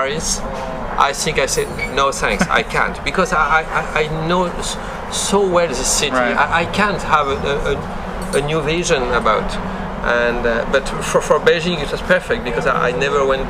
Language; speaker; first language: English; non-native, learner; French